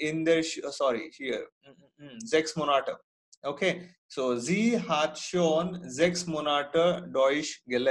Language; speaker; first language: German; non-native, fluent; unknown